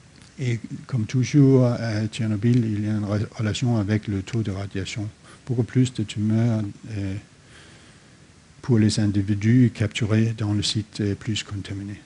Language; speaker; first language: French; non-native, fluent; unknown